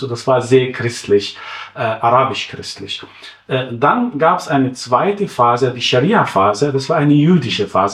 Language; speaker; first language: German; non-native, fluent; Arabic